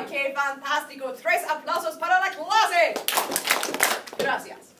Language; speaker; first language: Spanish; non-native, fluent; English